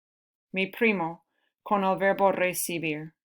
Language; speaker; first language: Spanish; non-native, fluent; English